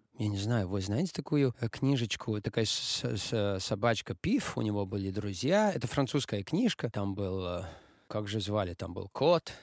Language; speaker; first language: Russian; non-native, local second language; Latvian